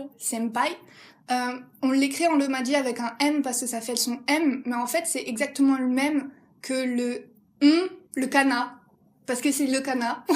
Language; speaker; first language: French; native; French